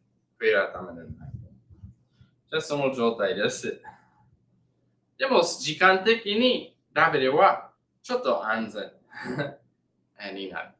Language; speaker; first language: Japanese; non-native, learner; English